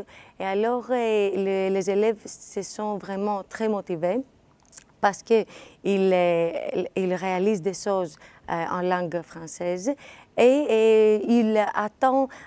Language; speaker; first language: French; non-native, fluent; Greek